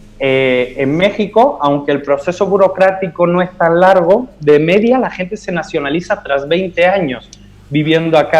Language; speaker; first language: Spanish; native; Spanish